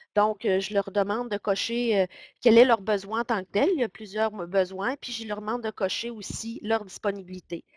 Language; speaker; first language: French; native; French